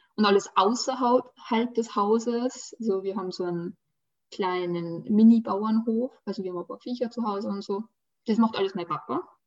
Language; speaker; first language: German; early bilingual, other home language; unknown